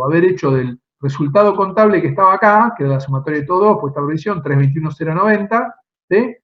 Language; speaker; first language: Spanish; native; Spanish